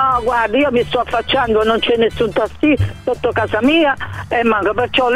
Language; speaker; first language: Italian; native; Italian